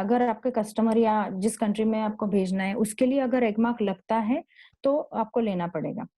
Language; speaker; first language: Hindi; non-native, local second language; Marathi